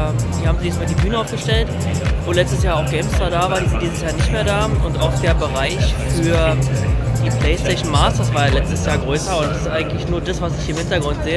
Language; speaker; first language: German; native; German